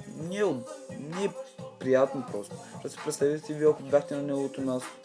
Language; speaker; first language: Bulgarian; early bilingual, other home language; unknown